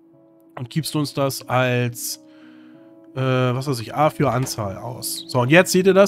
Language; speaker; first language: German; native; German